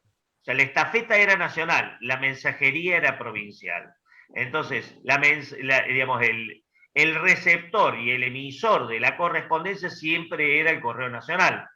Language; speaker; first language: Spanish; native; Spanish